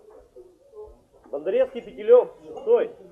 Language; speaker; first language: Russian; native; Russian